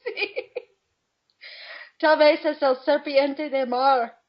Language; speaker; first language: Spanish; non-native, fluent; English